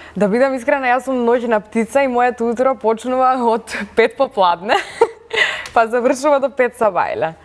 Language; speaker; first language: Macedonian; native; Macedonian